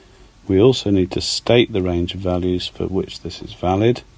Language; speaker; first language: English; native; English